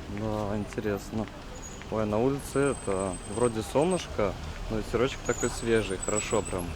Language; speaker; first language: Russian; native; Russian